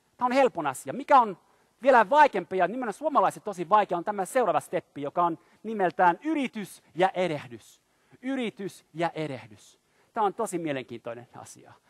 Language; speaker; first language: Finnish; non-native, fluent; French